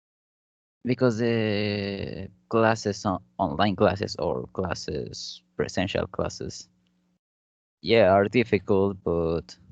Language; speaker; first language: English; non-native, learner; Spanish